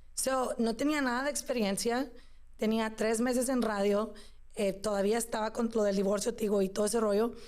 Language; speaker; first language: Spanish; early bilingual, other home language; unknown